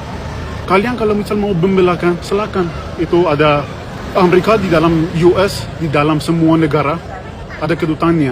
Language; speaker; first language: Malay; non-native, fluent; Persian